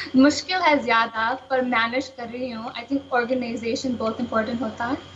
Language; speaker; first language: Hindi; early bilingual, heritage; Hindi